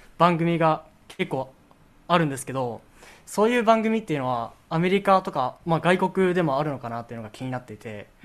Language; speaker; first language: Japanese; native; Japanese